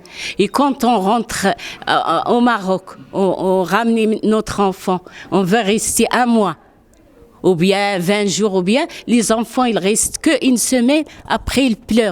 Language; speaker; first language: French; non-native, learner; Arabic